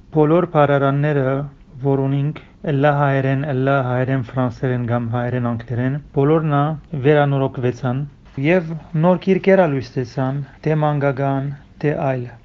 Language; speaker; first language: Armenian; early bilingual, heritage; Armenian